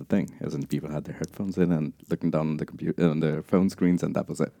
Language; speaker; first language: English; non-native, local second language; Punjabi